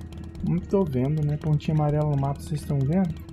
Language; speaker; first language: Portuguese; native; Portuguese